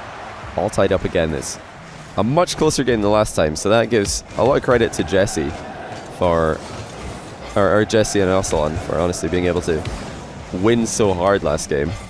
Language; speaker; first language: English; native; English